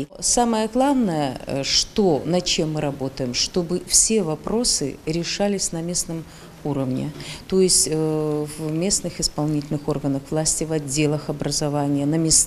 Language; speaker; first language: Russian; native; Russian